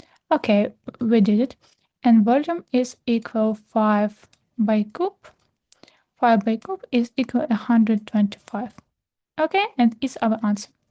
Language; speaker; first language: English; non-native, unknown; Ukrainian